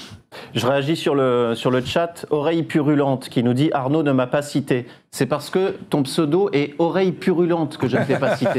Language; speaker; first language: French; native; French